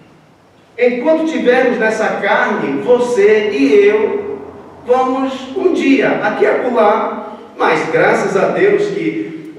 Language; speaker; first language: Portuguese; native; Portuguese